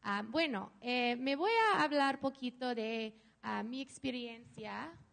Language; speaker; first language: Spanish; non-native, learner; English